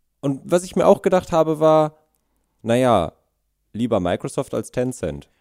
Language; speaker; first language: German; native; German